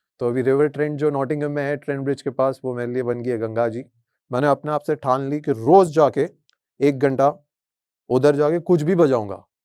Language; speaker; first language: Hindi; native; Hindi